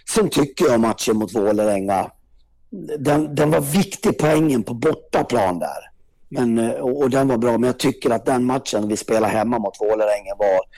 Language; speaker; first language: Swedish; native; Swedish